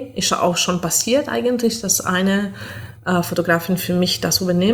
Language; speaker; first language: German; non-native, fluent; Italian